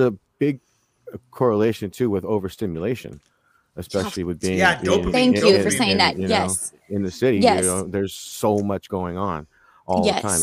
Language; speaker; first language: English; native; English